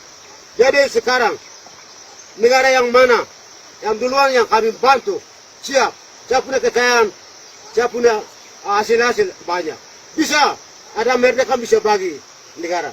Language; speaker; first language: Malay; non-native, local second language; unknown